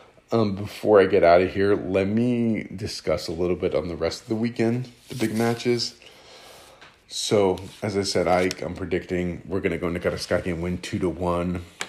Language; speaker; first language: English; early bilingual, other home language; Greek